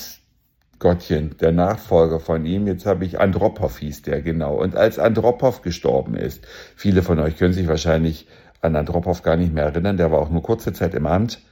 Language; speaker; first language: German; native; German